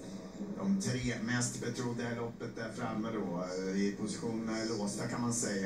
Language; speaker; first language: Swedish; native; Swedish